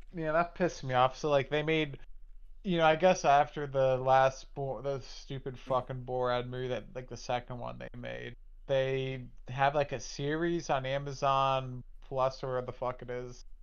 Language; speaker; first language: English; native; English